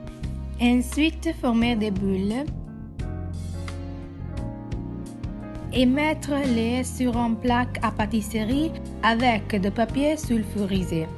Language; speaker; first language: French; non-native, learner; Italian